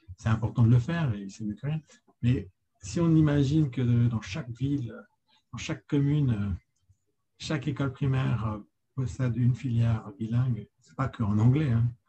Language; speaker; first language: French; native; French